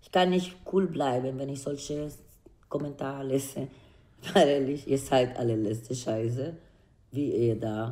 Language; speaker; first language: German; non-native, learner; Spanish